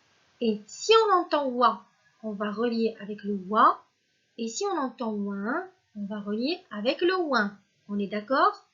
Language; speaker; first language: French; non-native, local second language; Arabic